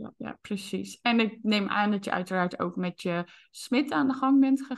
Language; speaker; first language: Dutch; native; Dutch